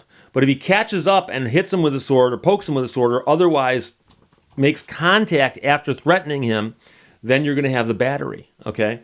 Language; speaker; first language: English; native; English